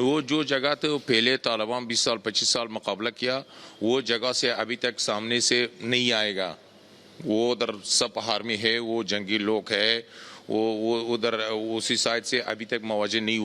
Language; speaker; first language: Hindi; non-native, learner; Persian